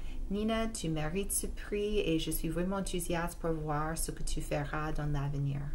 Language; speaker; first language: French; non-native, fluent; English